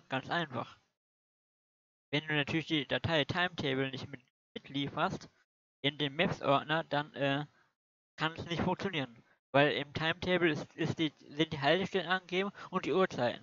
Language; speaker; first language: German; native; German